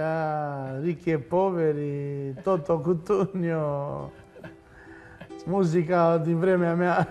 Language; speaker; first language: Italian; non-native, learner; Romanian